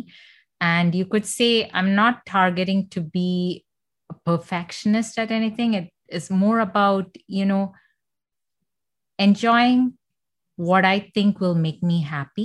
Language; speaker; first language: English; non-native, fluent; Malayalam